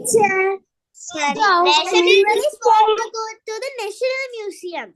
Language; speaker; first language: English; non-native, learner; Tamil